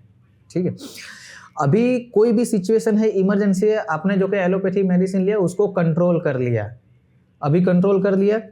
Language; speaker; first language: Hindi; non-native, local second language; Gujarati